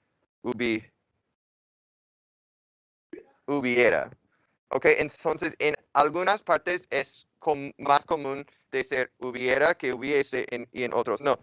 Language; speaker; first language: Spanish; non-native, fluent; English